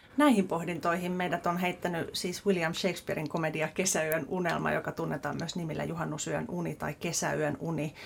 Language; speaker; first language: Finnish; native; Finnish